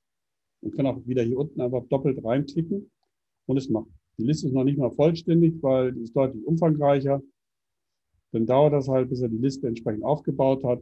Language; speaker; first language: German; native; German